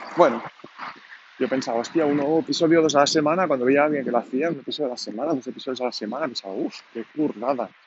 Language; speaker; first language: Spanish; non-native, local second language; Catalan